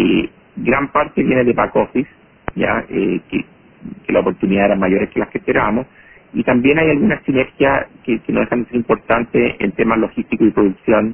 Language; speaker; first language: Spanish; native; Spanish